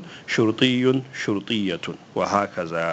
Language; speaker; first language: Arabic; non-native, fluent; Hausa